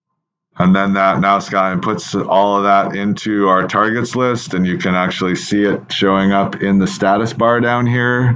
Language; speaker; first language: English; native; English